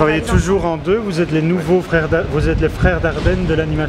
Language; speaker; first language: French; native; French